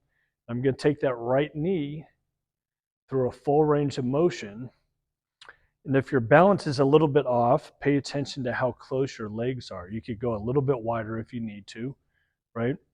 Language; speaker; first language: English; native; English